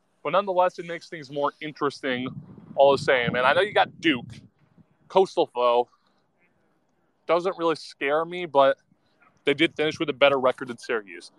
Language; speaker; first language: English; native; English